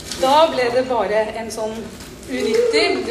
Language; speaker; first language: Norwegian; native; Norwegian